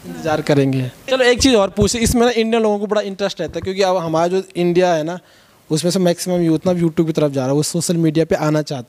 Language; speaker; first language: Hindi; native; Hindi